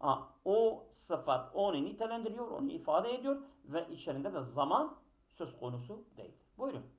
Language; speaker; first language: Turkish; native; Turkish